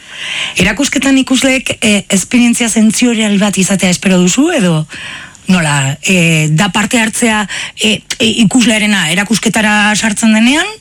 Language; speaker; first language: Basque; native; Basque